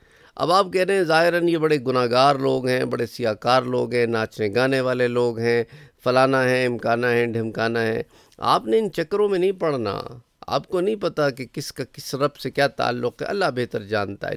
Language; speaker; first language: Urdu; native; Urdu